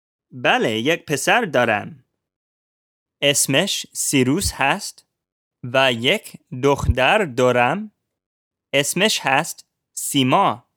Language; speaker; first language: Persian; non-native, learner; English